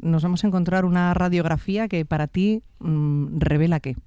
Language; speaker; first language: Spanish; native; Spanish